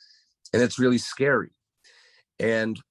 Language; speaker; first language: English; native; English